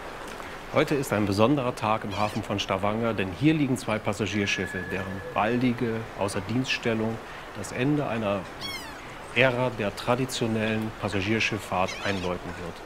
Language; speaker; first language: German; native; German